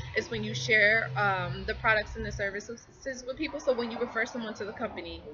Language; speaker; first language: English; native; English